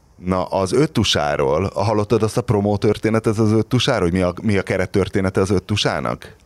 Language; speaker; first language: Hungarian; native; Hungarian